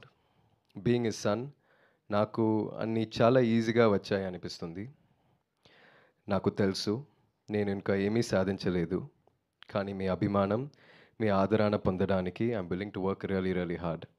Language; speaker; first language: Telugu; non-native, learner; Tamil